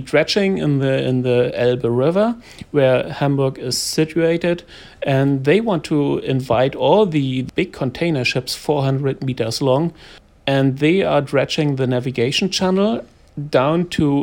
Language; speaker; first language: English; non-native, fluent; German